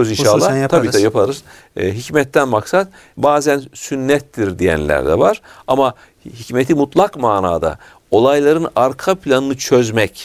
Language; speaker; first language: Turkish; native; Turkish